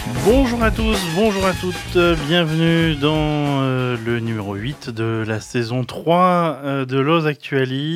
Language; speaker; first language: French; native; French